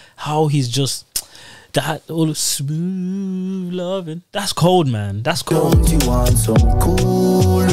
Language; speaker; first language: English; native; English